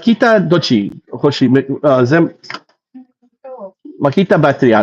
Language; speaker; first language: Japanese; non-native, learner; English